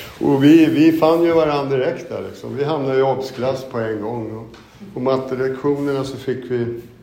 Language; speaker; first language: Swedish; native; Swedish